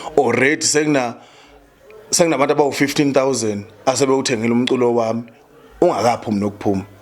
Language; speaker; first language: Zulu; native; Zulu